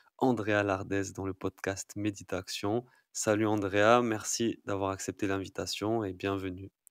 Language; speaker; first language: French; native; French